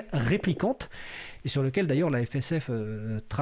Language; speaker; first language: French; native; French